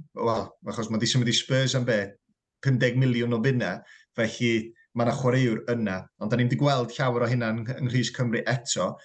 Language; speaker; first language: Welsh; native; Welsh